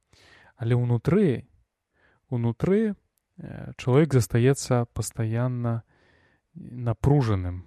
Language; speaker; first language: Belarusian; non-native, local second language; Russian